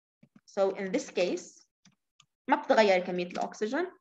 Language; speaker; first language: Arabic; native; Arabic